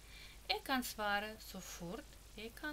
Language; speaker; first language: Norwegian; non-native, learner; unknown